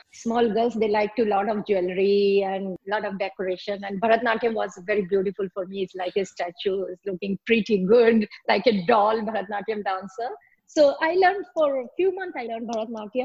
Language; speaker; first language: English; non-native, local second language; Hindi